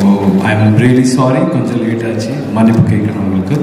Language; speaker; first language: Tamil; non-native, learner; Kannada